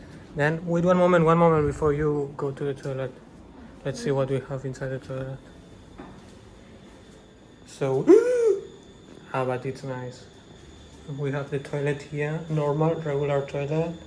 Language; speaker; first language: English; non-native, learner; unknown